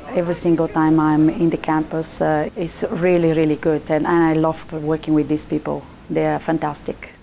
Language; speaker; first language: English; non-native, fluent; Chinese